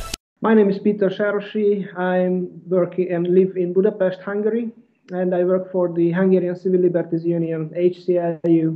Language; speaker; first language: English; non-native, fluent; Hungarian